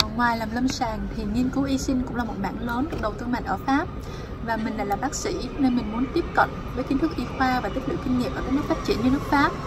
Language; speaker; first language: Vietnamese; native; Vietnamese